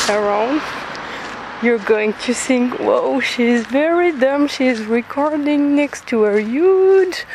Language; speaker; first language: English; non-native, fluent; French